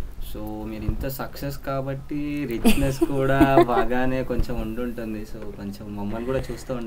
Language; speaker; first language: Telugu; native; Telugu